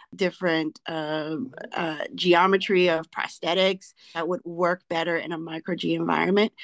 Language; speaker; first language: English; native; English